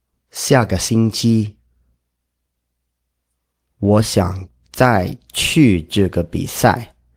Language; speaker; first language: Chinese; non-native, learner; English